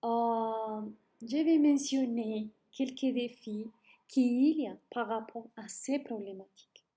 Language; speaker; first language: French; non-native, learner; Spanish